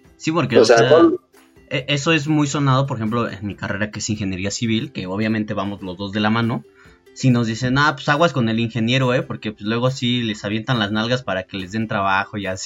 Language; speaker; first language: Spanish; native; Spanish